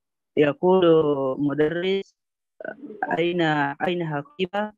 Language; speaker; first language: Arabic; non-native, learner; Indonesian